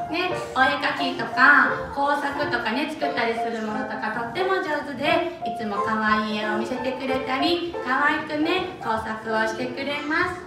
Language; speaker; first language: Japanese; native; Japanese